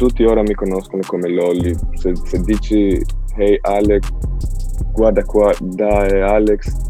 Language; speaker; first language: Italian; non-native, learner; Albanian